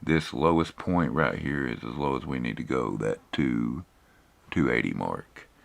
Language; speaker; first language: English; native; English